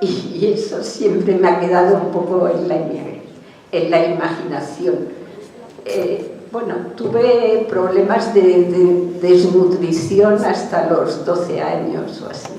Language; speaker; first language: Spanish; early bilingual, other home language; Hungarian